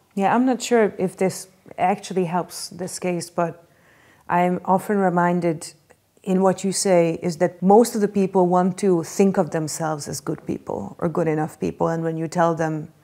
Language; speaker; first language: English; non-native, fluent; Hungarian